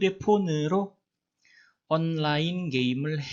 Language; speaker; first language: Korean; non-native, fluent; Indonesian